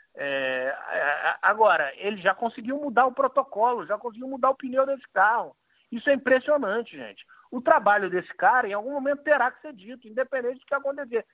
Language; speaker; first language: Portuguese; native; Portuguese